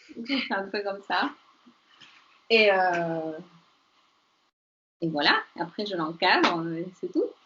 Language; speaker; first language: French; non-native, fluent; Spanish